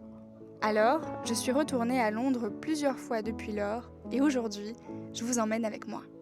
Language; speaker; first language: French; native; French